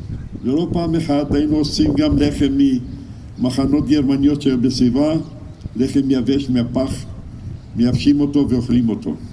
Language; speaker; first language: Hebrew; non-native, fluent; Romanian